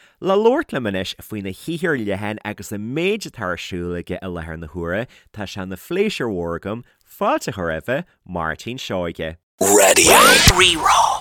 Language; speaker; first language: Irish; native; Irish